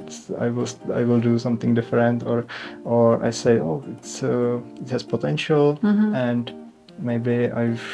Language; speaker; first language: English; non-native, learner; Czech